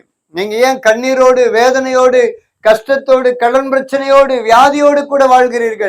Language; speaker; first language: Tamil; native; Tamil